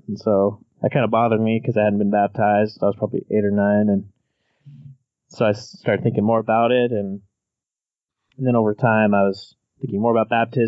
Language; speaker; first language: English; native; English